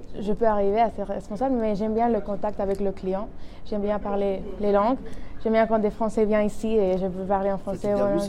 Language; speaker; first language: French; non-native, learner; Spanish